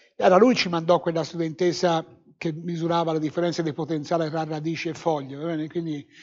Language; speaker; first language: Italian; native; Italian